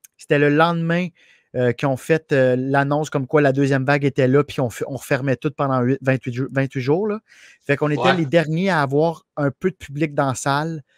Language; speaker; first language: French; native; French